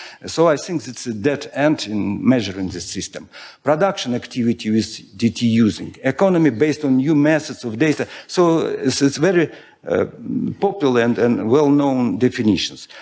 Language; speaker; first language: English; non-native, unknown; Russian